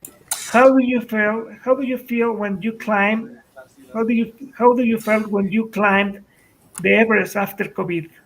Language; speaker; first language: English; non-native, fluent; Spanish